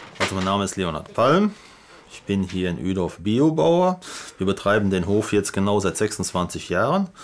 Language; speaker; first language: German; native; German